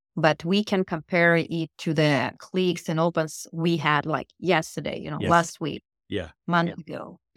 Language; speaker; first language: English; non-native, fluent; Russian